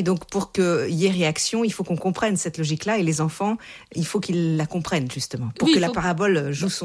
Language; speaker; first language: French; native; French